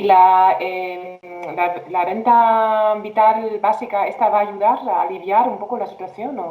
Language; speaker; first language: Spanish; non-native, fluent; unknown